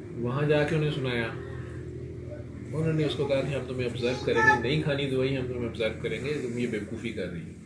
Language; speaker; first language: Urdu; non-native, local second language; Punjabi